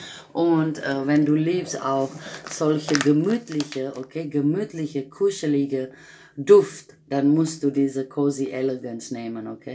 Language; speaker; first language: German; non-native, fluent; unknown